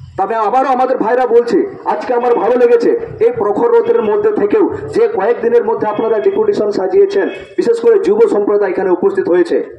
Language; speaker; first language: Bangla; non-native, local second language; Santali